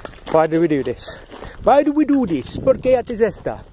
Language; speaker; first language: Spanish; non-native, learner; English